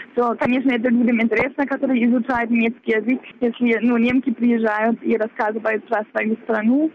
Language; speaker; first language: Russian; non-native, fluent; German